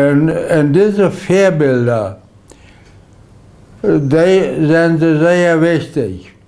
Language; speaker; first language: German; non-native, local second language; Low German